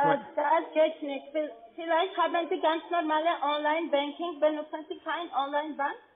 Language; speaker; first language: German; non-native, fluent; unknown